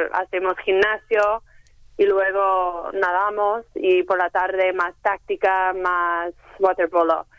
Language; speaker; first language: Spanish; non-native, fluent; English